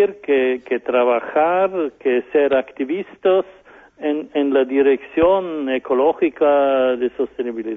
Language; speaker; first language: Spanish; non-native, fluent; German